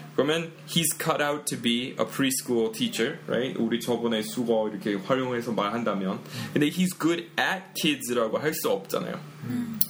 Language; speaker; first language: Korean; non-native, fluent; English